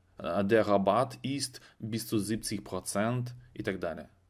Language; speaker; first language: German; non-native, fluent; Russian